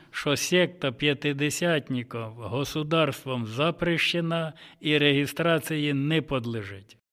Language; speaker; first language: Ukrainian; native; Ukrainian